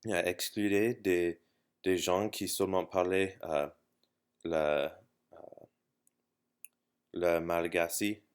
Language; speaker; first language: French; non-native, learner; English